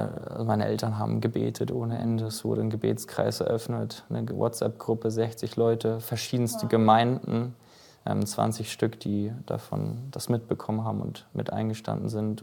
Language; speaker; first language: German; native; German